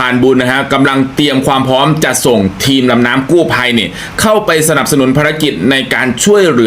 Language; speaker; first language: Thai; native; Thai